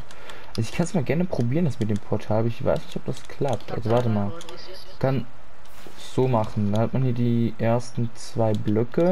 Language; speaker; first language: German; native; German